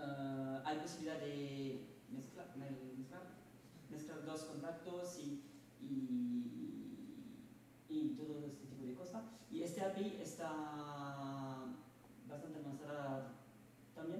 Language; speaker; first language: Spanish; non-native, fluent; French